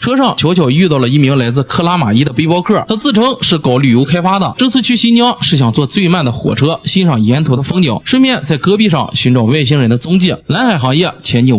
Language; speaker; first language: Chinese; native; Chinese